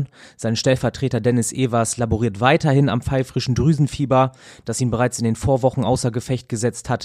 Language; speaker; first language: German; native; German